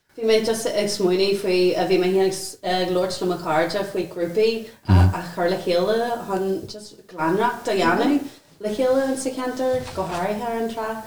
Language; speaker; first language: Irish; non-native, local second language; English